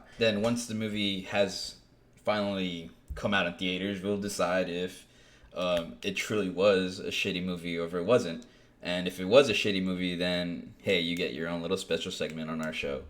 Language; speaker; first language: English; native; English